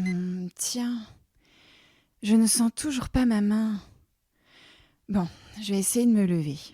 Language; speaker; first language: French; native; French